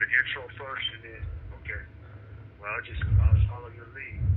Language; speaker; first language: English; native; English